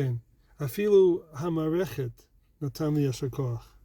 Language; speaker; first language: Hebrew; non-native, learner; English